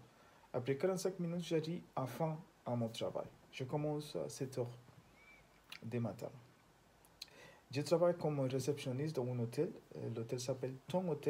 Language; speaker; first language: French; non-native, learner; Spanish